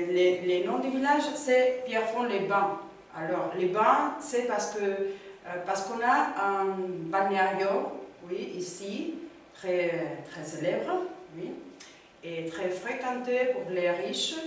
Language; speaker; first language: French; non-native, learner; Spanish